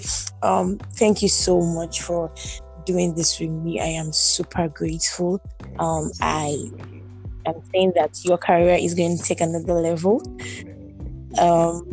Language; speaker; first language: English; non-native, local second language; Igbo